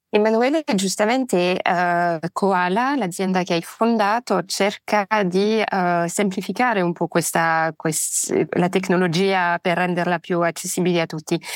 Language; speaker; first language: Italian; non-native, fluent; French